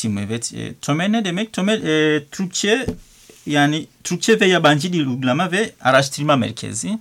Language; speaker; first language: Turkish; non-native, learner; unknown